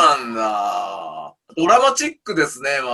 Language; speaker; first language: Japanese; native; Japanese